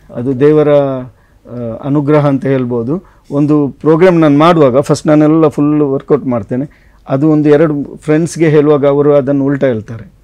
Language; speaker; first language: Kannada; non-native, local second language; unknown